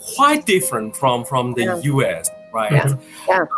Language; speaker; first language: English; non-native, fluent; Indonesian